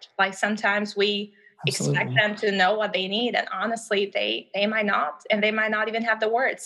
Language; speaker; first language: English; non-native, fluent; Albanian